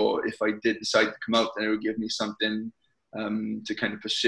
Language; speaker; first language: English; native; English